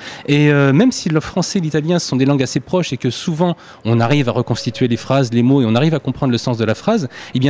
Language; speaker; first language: French; native; French